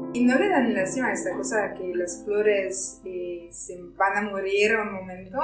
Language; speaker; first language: Spanish; non-native, fluent; French